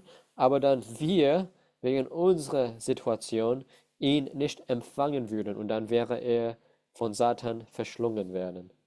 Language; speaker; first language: German; non-native, fluent; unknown